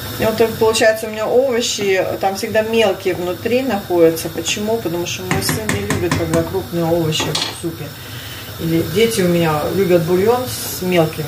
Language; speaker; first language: Russian; native; Russian